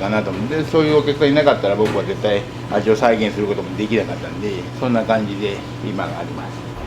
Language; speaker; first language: Japanese; native; Japanese